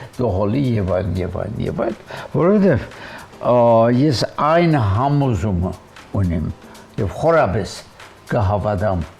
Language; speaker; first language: Armenian; native; Armenian